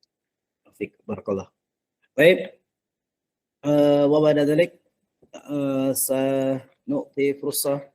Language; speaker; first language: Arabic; non-native, fluent; Indonesian